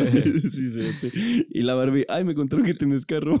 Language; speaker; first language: Spanish; native; Spanish